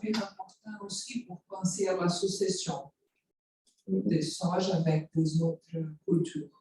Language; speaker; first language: French; non-native, fluent; Portuguese